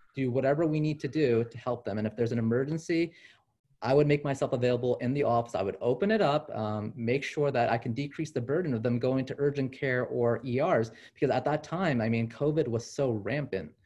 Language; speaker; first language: English; native; English